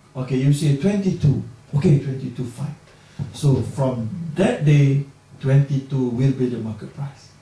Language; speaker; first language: English; non-native, local second language; Malay